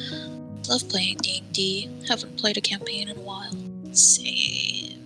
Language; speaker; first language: English; native; English